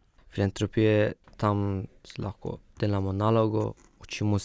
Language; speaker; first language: Slovenian; non-native, learner; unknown